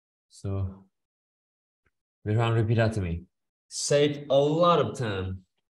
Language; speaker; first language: English; non-native, fluent; Vietnamese